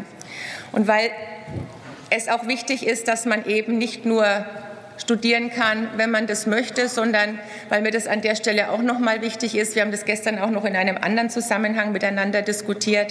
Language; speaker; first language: German; native; German